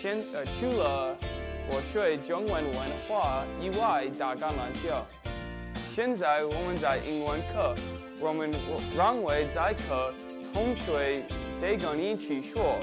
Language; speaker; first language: Chinese; non-native, learner; English